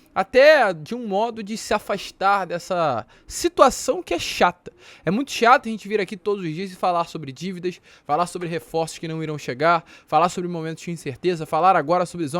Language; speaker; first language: Portuguese; native; Portuguese